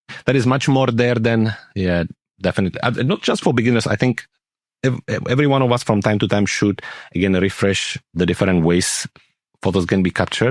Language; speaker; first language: English; non-native, fluent; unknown